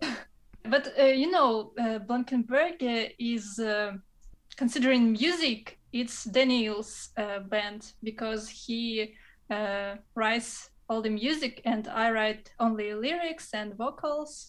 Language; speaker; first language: English; non-native, fluent; Russian